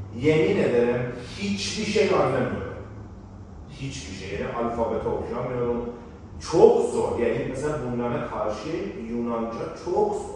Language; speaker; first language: Turkish; non-native, fluent; Persian